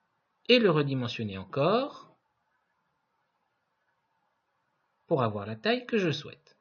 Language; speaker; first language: French; native; French